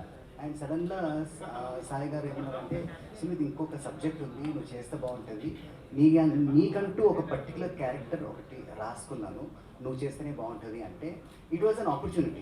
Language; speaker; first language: Telugu; native; Telugu